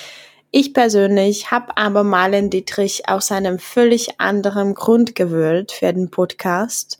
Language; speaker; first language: German; non-native, fluent; Czech